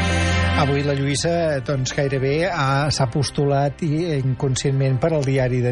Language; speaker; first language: Catalan; native; Catalan